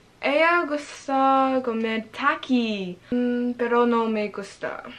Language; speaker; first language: Spanish; non-native, learner; English